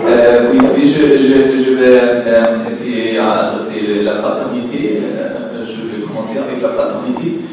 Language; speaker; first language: French; non-native, learner; German